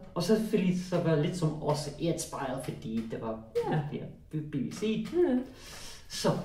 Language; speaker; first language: Danish; non-native, learner; English